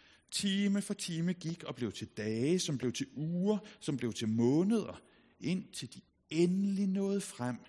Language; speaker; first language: Danish; native; Danish